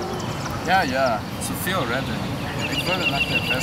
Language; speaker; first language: German; non-native, learner; English